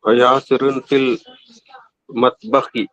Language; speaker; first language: Arabic; non-native, learner; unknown